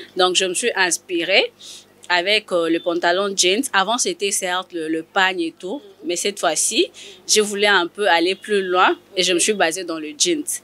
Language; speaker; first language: French; non-native, local second language; Lingala